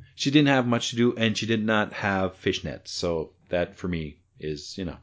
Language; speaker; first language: English; native; English